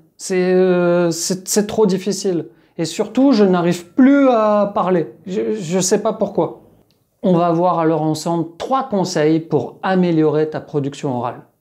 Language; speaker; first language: French; native; French